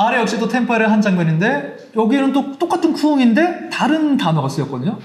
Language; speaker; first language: Korean; native; Korean